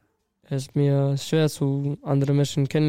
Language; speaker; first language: German; non-native, learner; Russian